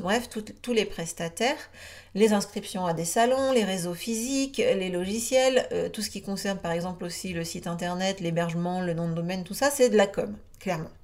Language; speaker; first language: French; native; French